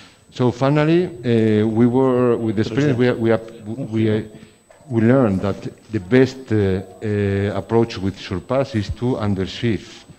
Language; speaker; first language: English; non-native, fluent; Spanish